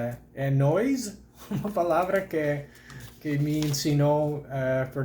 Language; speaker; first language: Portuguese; non-native, learner; English